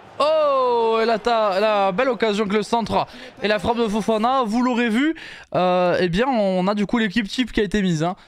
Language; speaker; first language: French; native; French